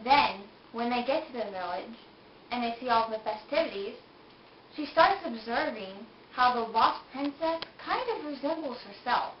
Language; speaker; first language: English; native; English